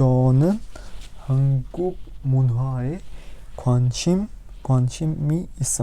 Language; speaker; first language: Korean; non-native, fluent; Urdu